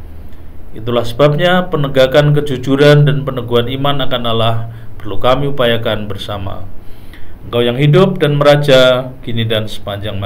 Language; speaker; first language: Indonesian; native; Indonesian